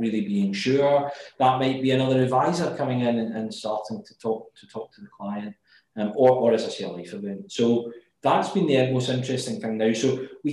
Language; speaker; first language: English; native; English